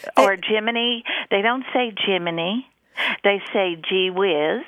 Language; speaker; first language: English; native; English